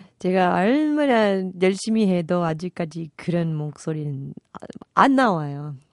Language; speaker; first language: Korean; non-native, fluent; English